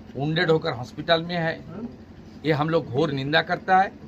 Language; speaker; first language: Hindi; non-native, local second language; Bangla